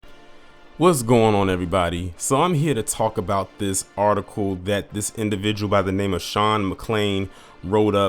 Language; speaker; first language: English; native; English